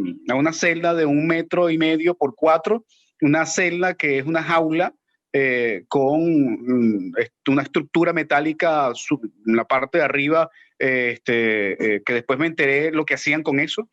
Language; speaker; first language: Spanish; native; Spanish